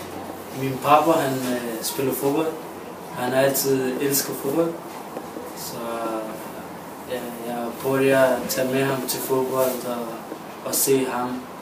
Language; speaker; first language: Danish; early bilingual, other home language; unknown